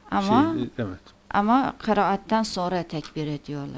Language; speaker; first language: Turkish; non-native, fluent; Persian